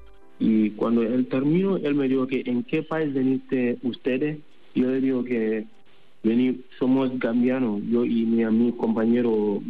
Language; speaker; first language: Spanish; non-native, learner; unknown